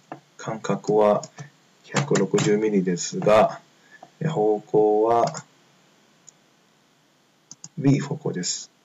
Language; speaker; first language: Japanese; non-native, fluent; Chinese